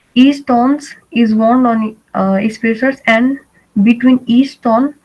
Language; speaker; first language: English; non-native, local second language; Nepali